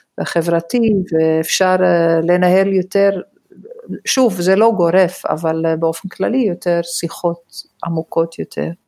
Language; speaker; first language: Hebrew; non-native, fluent; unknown